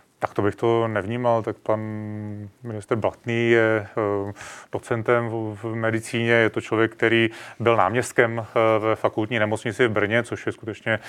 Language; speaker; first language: Czech; native; Czech